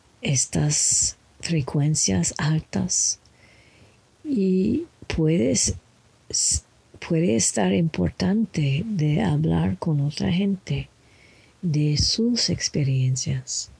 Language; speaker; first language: Spanish; non-native, learner; English